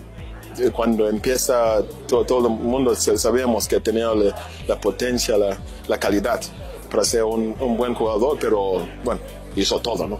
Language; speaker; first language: Spanish; non-native, fluent; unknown